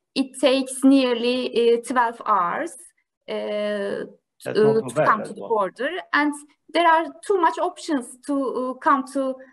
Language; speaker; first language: English; non-native, learner; Turkish